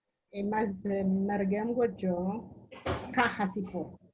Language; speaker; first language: Hebrew; non-native, learner; Amharic